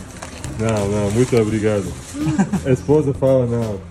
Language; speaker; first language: Portuguese; non-native, learner; Russian